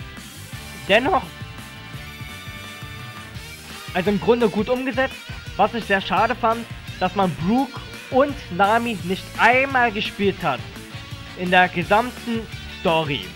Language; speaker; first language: German; native; German